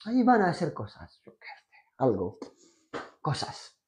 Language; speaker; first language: Spanish; non-native, fluent; French